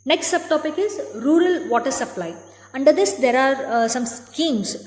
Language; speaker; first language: English; non-native, local second language; Kannada